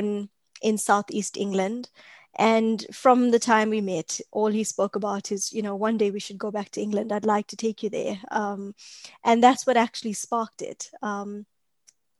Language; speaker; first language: English; native; English